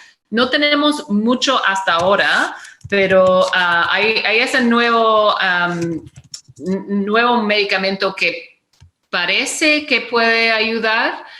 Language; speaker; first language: Spanish; non-native, fluent; English